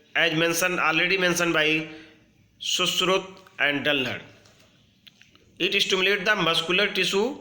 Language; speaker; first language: English; non-native, local second language; Hindi